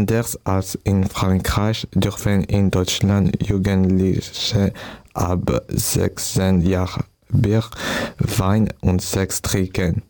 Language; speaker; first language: German; non-native, learner; French